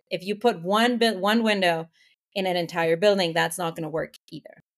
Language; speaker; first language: English; non-native, fluent; Spanish